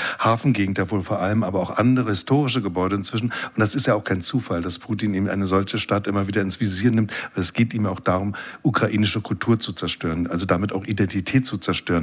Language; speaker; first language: German; native; German